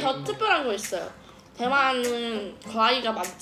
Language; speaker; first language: Korean; non-native, learner; Chinese